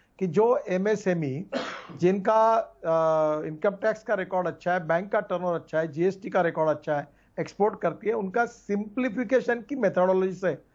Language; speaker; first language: Hindi; non-native, local second language; Marathi